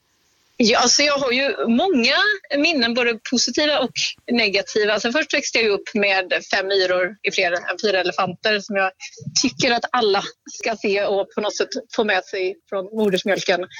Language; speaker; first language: Swedish; native; Swedish